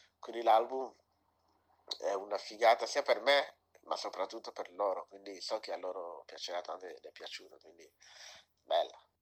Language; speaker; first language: Italian; early bilingual, other home language; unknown